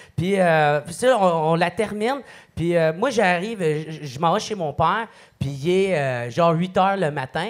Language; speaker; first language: French; native; French